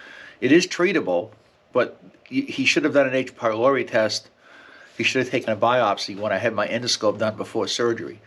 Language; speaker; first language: English; native; English